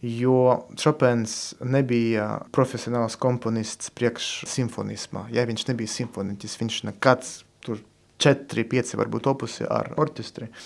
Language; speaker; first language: Latvian; non-native, local second language; Russian